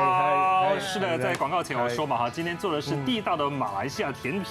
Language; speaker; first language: Chinese; native; Chinese